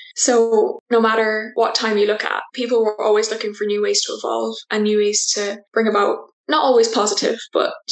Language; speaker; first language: English; native; English